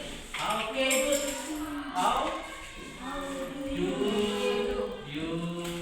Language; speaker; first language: English; non-native, learner; Indonesian